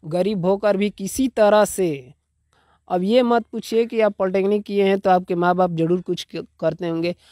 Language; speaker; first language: Hindi; native; Hindi